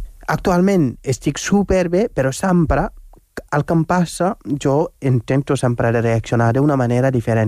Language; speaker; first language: Catalan; non-native, fluent; Wolof